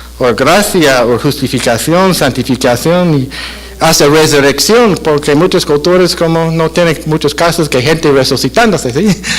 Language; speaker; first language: Spanish; non-native, fluent; English